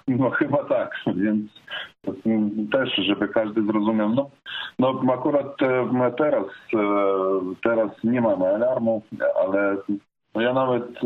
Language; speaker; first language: Polish; non-native, fluent; Ukrainian